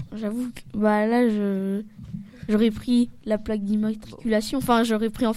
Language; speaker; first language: French; native; French